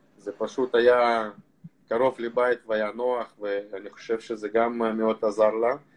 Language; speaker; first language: Hebrew; non-native, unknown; Russian